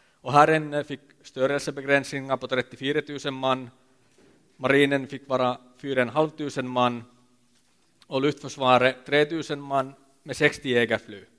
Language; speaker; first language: Swedish; non-native, local second language; Finnish